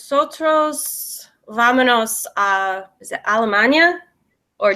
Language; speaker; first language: Spanish; non-native, learner; English